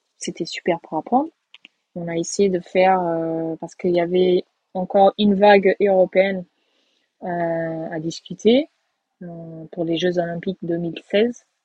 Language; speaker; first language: French; non-native, fluent; Portuguese